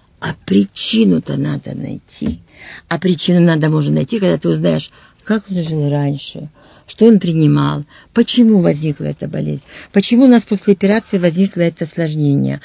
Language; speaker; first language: Russian; native; Russian